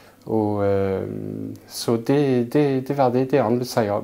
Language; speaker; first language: Danish; non-native, local second language; Kalaallisut